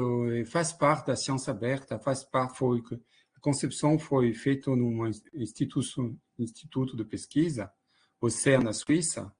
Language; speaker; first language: Portuguese; non-native, fluent; French